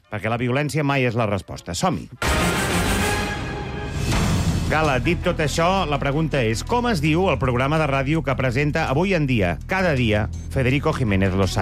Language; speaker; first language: Catalan; native; Catalan